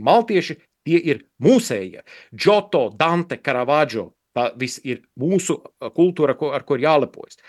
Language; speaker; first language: Latvian; native; Latvian